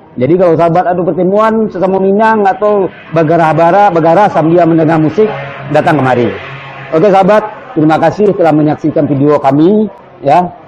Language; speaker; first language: Indonesian; non-native, local second language; Minangkabau